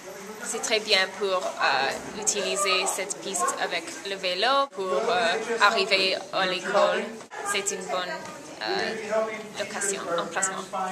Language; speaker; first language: French; non-native, learner; English